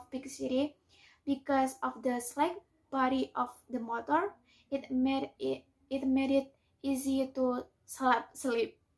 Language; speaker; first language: English; non-native, learner; Indonesian